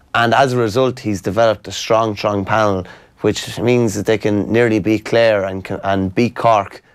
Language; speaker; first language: English; native; English